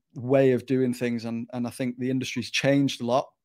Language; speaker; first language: English; native; English